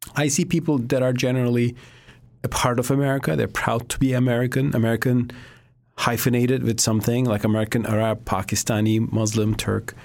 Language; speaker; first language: English; non-native, fluent; Turkish